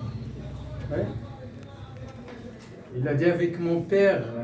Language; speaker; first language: French; non-native, local second language; Arabic